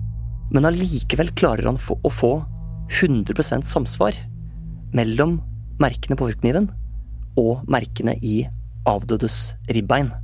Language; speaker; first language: Norwegian; native; Norwegian